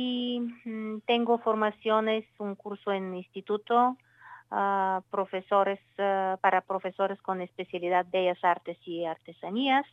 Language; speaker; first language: Spanish; non-native, learner; Bulgarian